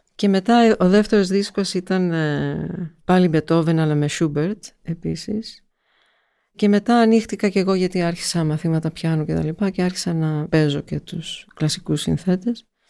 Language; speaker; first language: Greek; early bilingual, heritage; Greek